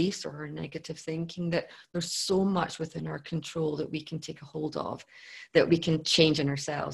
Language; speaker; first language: English; native; English